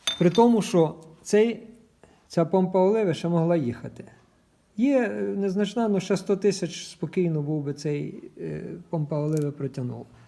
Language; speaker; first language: Ukrainian; native; Ukrainian